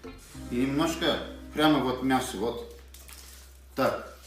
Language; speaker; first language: Russian; non-native, local second language; Azerbaijani